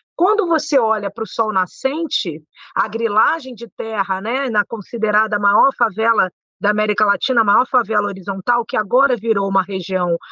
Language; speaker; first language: Portuguese; native; Portuguese